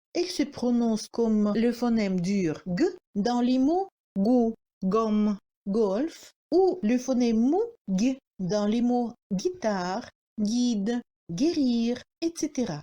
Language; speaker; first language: French; non-native, fluent; Russian